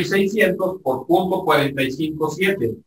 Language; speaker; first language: Spanish; native; Spanish